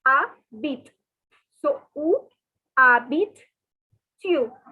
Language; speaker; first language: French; non-native, learner; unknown